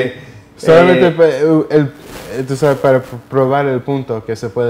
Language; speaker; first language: Spanish; early bilingual, heritage; Spanish